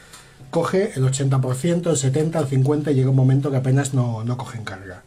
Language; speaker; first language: Spanish; native; Spanish